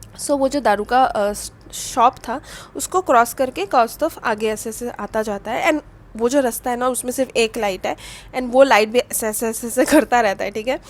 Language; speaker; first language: Hindi; non-native, local second language; Bangla